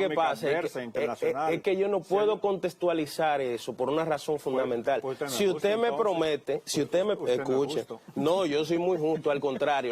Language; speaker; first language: Spanish; native; Spanish